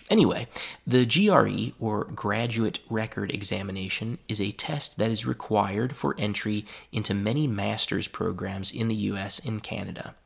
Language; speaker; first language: English; native; English